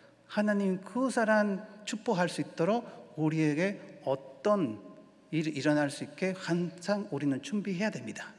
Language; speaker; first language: Korean; non-native, learner; Spanish